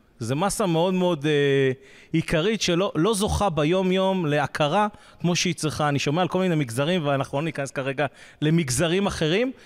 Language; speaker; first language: Hebrew; native; Hebrew